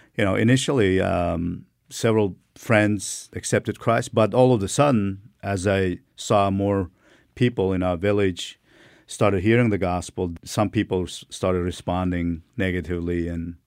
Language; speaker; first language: English; non-native, fluent; Turkmen